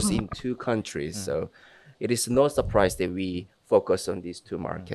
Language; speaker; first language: English; non-native, fluent; Korean